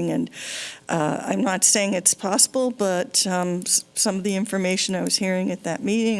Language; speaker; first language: English; native; English